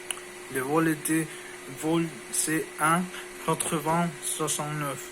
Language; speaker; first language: French; non-native, learner; Spanish